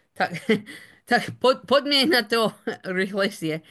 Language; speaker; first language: Slovak; non-native, learner; English